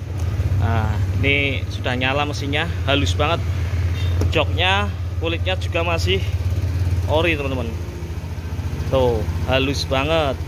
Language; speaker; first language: Indonesian; native; Indonesian